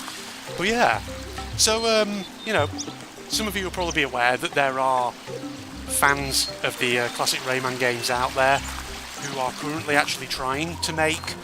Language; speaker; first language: English; native; English